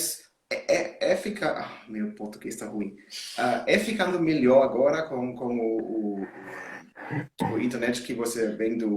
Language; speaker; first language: Portuguese; non-native, learner; German